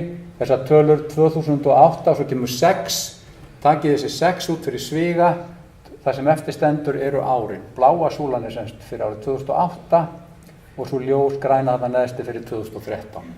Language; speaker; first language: Icelandic; native; Icelandic